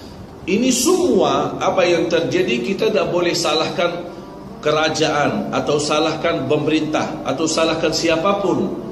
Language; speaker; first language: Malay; non-native, fluent; Arabic